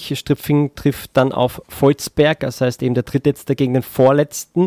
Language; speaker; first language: German; native; German